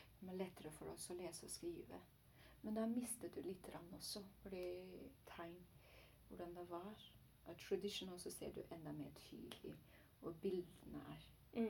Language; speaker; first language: Norwegian; non-native, learner; Chinese